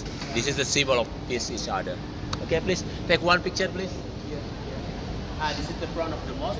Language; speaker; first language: English; non-native, fluent; Indonesian